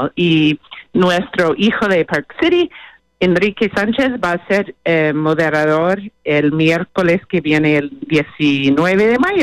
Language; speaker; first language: Spanish; non-native, fluent; English